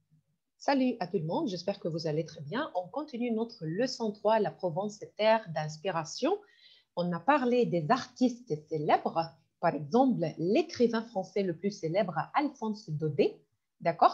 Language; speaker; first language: French; non-native, fluent; Arabic